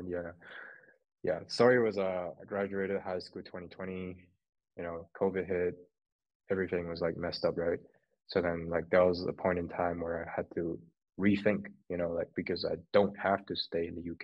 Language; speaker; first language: English; non-native, local second language; Cantonese